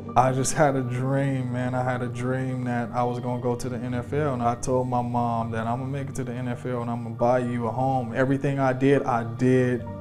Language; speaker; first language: English; native; English